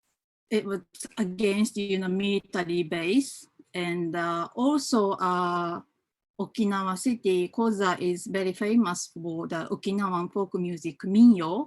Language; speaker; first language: English; non-native, fluent; Japanese